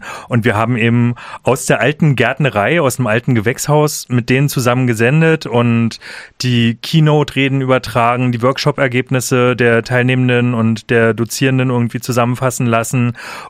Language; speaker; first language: German; native; German